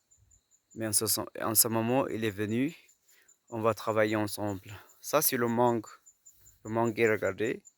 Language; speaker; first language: French; non-native, fluent; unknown